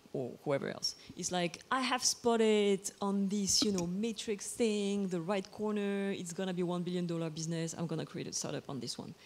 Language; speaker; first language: English; non-native, fluent; Bulgarian